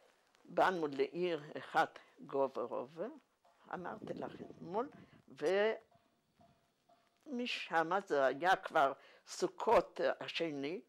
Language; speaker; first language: Hebrew; non-native, fluent; Yiddish